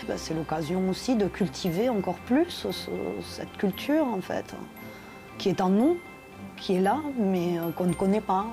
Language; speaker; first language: French; native; French